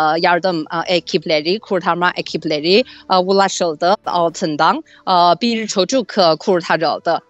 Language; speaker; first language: Turkish; non-native, fluent; Chinese